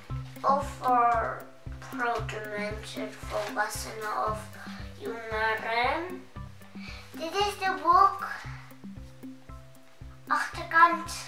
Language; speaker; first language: Dutch; early bilingual, other home language; Indonesian